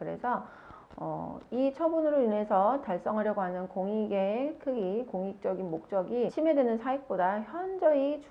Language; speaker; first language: Korean; native; Korean